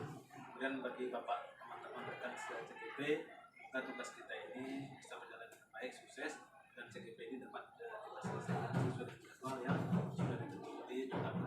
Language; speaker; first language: Indonesian; native; Indonesian